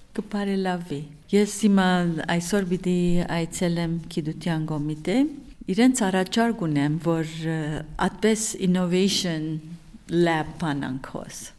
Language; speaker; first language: Armenian; early bilingual, heritage; Armenian